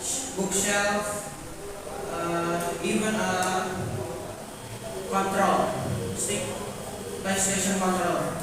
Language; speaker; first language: English; non-native, learner; Indonesian